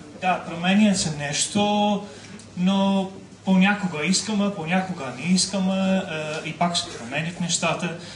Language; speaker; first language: Bulgarian; non-native, fluent; Dutch